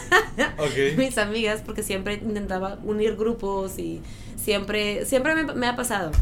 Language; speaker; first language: Spanish; non-native, fluent; French